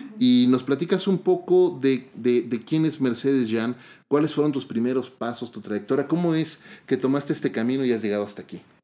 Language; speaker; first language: Spanish; native; Spanish